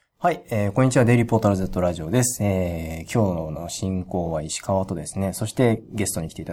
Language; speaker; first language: Japanese; native; Japanese